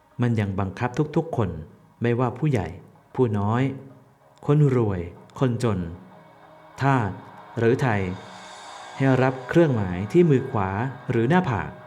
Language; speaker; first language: Thai; native; Thai